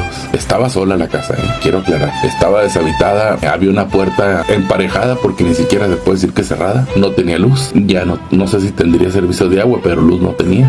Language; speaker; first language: Spanish; native; Spanish